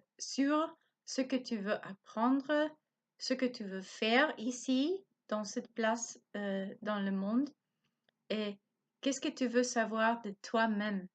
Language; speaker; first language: French; non-native, learner; Spanish